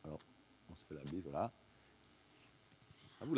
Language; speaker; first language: French; native; French